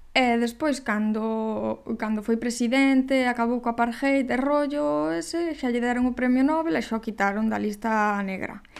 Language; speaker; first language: Galician; non-native, local second language; Spanish